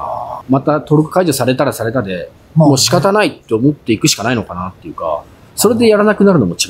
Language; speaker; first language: Japanese; native; Japanese